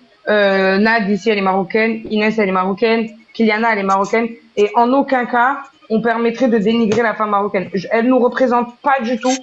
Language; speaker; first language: French; native; French